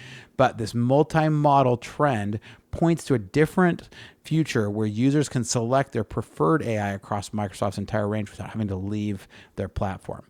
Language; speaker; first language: English; native; English